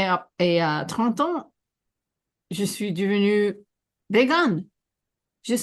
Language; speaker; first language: French; non-native, fluent; English